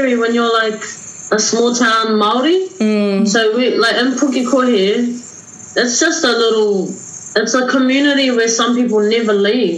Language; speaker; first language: English; native; English